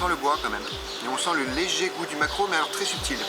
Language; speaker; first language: French; native; French